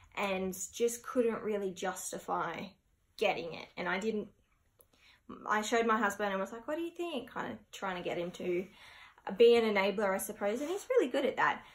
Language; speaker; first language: English; native; English